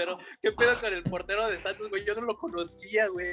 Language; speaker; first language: Spanish; native; Spanish